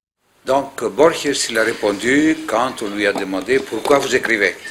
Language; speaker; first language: French; non-native, fluent; Greek